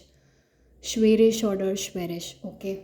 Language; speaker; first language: German; non-native, learner; Hindi